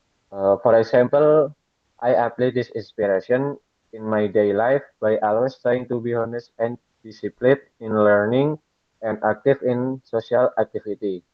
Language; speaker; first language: English; non-native, learner; Indonesian